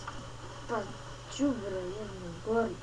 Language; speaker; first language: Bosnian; early bilingual, heritage; Bosnian